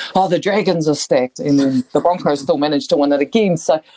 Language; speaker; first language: English; native; English